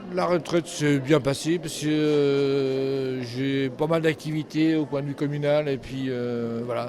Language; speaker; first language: French; native; French